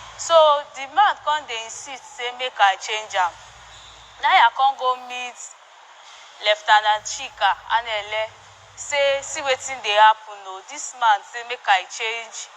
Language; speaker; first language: Nigerian Pidgin; native; Nigerian Pidgin